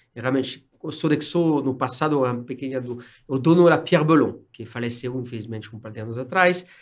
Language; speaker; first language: Portuguese; non-native, fluent; French